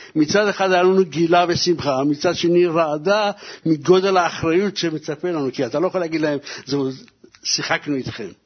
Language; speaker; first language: Hebrew; early bilingual, other home language; Persian